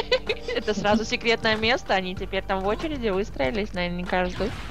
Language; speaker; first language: Russian; native; Russian